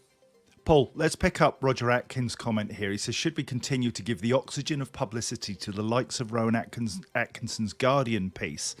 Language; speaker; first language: English; native; English